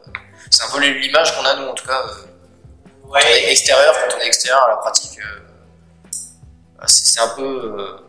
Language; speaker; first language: French; native; French